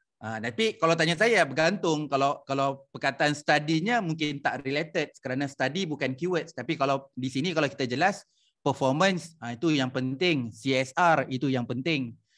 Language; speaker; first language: Malay; native; Malay